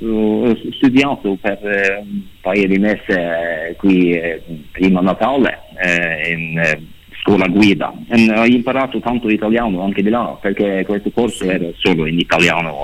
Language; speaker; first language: Italian; non-native, learner; Norwegian